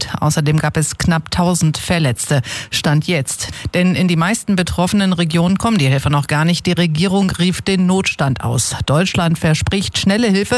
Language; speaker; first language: German; native; German